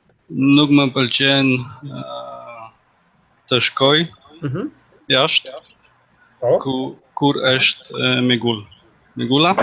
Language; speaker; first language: Albanian; non-native, learner; Polish